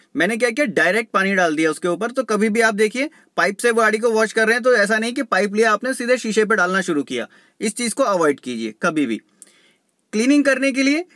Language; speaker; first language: Hindi; native; Hindi